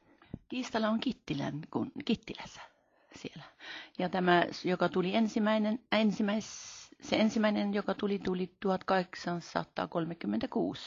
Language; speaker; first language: Finnish; early bilingual, heritage; Finnish